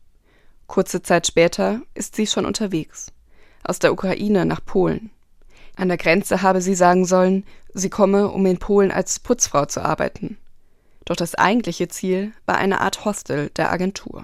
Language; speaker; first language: German; native; German